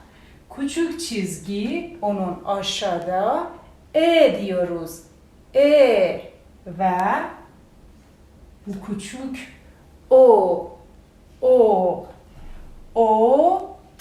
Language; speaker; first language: Turkish; non-native, fluent; Persian